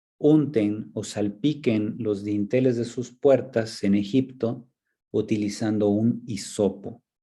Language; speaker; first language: Spanish; native; Spanish